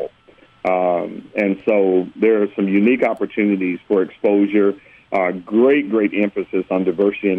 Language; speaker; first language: English; native; English